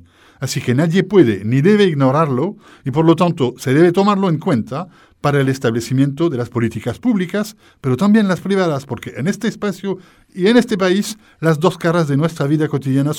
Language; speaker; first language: Spanish; native; Spanish